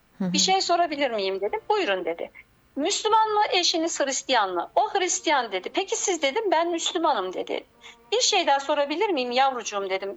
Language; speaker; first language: Turkish; native; Turkish